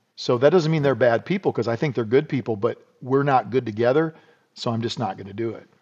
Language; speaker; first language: English; native; English